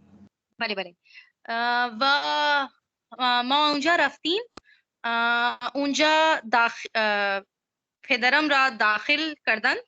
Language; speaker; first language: Persian; non-native, learner; Urdu